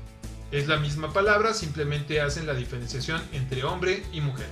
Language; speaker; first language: Spanish; native; Spanish